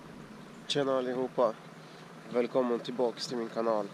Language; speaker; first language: Swedish; early bilingual, other home language; Russian